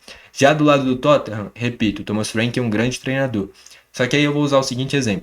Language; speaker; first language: Portuguese; native; Portuguese